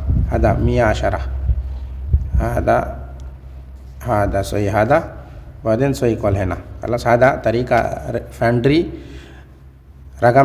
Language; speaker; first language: Arabic; non-native, learner; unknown